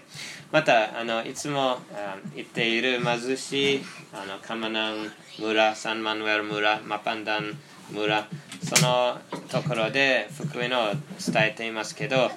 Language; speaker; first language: Japanese; non-native, fluent; English